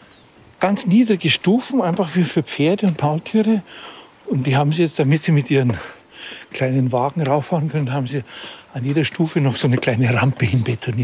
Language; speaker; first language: German; native; German